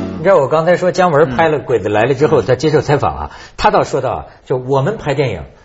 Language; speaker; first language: Chinese; native; Chinese